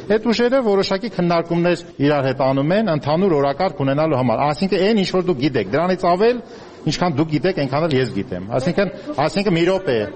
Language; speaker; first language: Armenian; native; Armenian